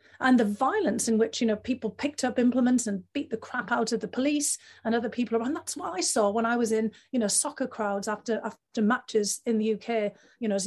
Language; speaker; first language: English; native; English